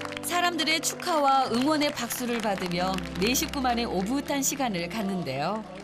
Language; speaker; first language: Korean; native; Korean